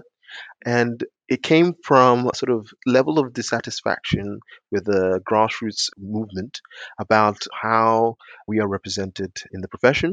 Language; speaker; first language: English; native; English